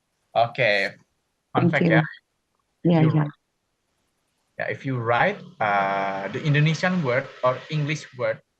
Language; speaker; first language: English; non-native, fluent; Indonesian